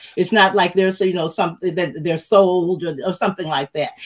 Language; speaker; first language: English; native; English